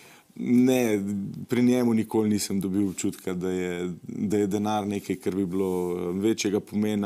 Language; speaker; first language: Slovenian; native; Slovenian